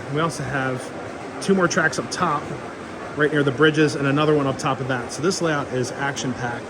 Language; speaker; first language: English; native; English